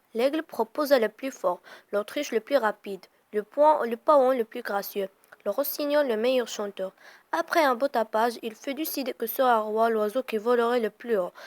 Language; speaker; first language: French; non-native, local second language; Arabic